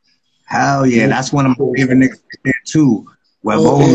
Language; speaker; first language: English; native; English